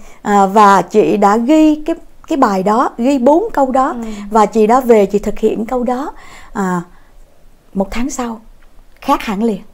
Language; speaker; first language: Vietnamese; native; Vietnamese